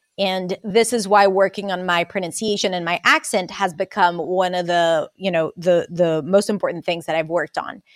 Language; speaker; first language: English; non-native, fluent; Hebrew